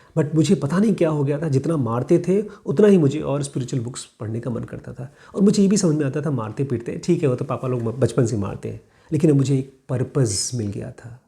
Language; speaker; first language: Hindi; native; Hindi